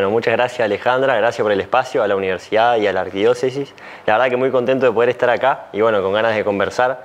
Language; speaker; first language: Spanish; native; Spanish